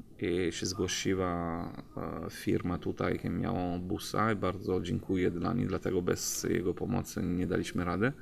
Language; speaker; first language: Polish; non-native, learner; Italian